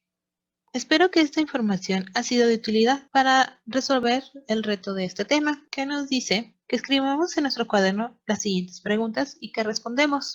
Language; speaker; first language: Spanish; native; Spanish